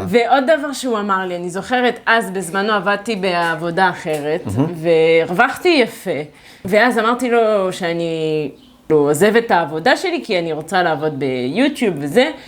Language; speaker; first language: Hebrew; non-native, fluent; French